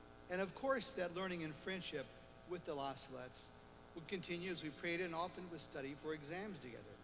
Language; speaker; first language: English; native; English